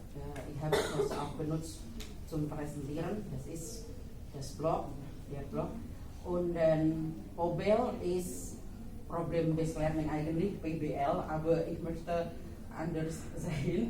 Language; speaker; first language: German; non-native, fluent; Indonesian